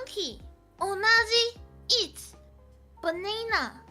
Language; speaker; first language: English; non-native, learner; Min Nan Chinese